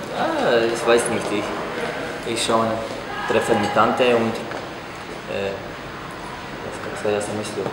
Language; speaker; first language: German; non-native, learner; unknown